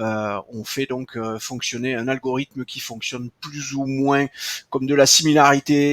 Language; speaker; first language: French; native; French